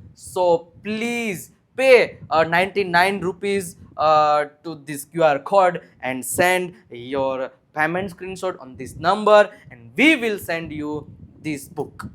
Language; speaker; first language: English; non-native, local second language; Gujarati